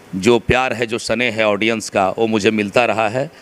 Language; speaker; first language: Hindi; native; Hindi